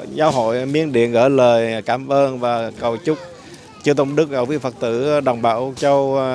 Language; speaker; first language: Vietnamese; native; Vietnamese